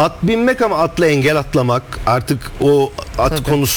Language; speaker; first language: Turkish; native; Turkish